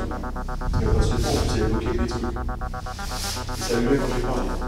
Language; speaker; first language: French; native; French